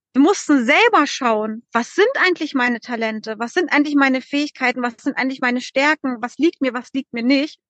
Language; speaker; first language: German; early bilingual, other home language; Polish